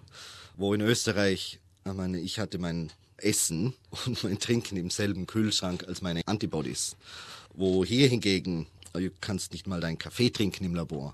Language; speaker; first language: German; native; German